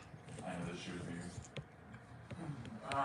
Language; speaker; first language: English; native; English